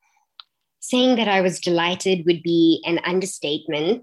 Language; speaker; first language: English; native; English